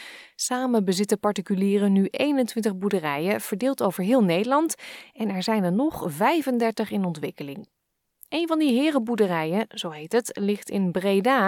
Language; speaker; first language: Dutch; native; Dutch